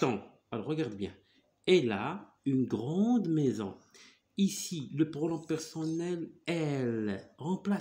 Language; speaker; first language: French; non-native, local second language; Arabic